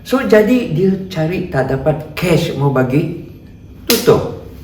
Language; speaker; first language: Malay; non-native, local second language; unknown